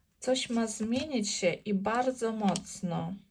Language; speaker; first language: Polish; non-native, learner; Ukrainian